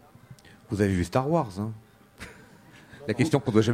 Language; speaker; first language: French; native; French